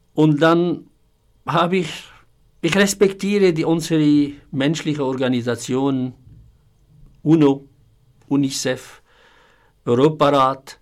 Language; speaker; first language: German; non-native, fluent; Arabic